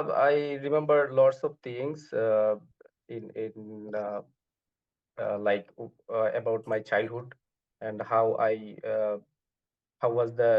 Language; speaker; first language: English; non-native, learner; Bangla